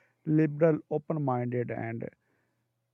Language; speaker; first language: English; non-native, local second language; Urdu